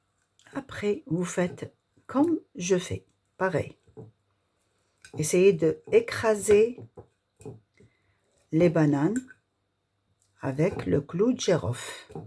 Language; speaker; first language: French; non-native, local second language; Arabic